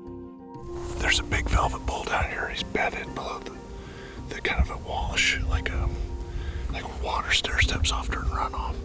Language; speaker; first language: English; native; English